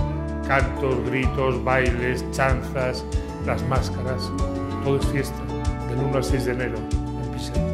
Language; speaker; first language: Spanish; native; Spanish